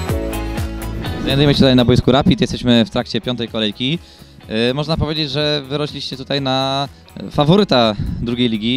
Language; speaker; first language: Polish; native; Polish